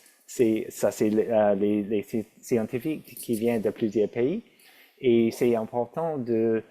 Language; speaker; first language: French; non-native, local second language; English